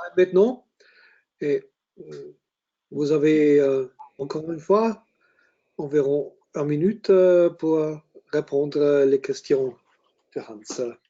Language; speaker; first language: French; non-native, learner; German